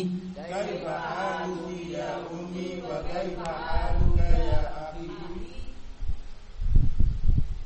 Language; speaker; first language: Arabic; non-native, learner; Indonesian